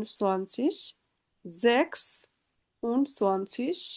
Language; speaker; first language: German; non-native, fluent; Bangla